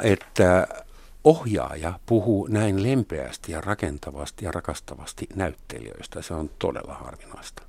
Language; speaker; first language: Finnish; non-native, fluent; German